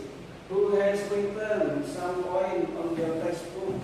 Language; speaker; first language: English; non-native, learner; Indonesian